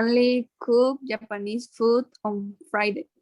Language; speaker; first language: English; non-native, learner; Spanish